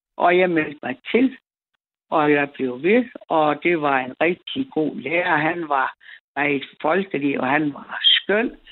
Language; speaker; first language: Danish; native; Danish